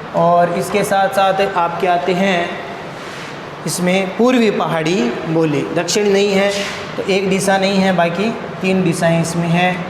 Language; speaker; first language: Hindi; native; Hindi